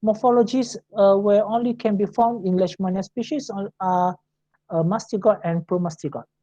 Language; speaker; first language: English; non-native, local second language; Malay